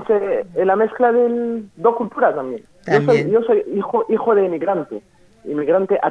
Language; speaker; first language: Spanish; non-native, fluent; French